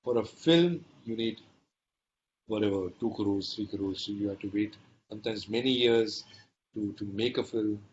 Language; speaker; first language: English; non-native, local second language; Hindi